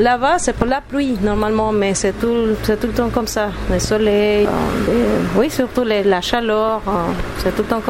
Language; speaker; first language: French; non-native, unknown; Spanish